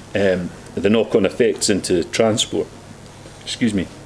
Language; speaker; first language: English; native; English